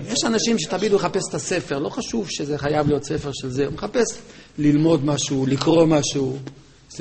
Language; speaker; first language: Hebrew; native; Hebrew